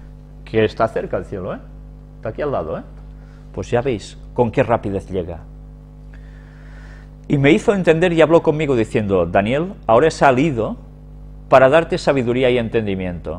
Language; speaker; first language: Spanish; native; Spanish